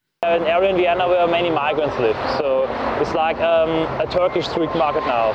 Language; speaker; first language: English; non-native, fluent; German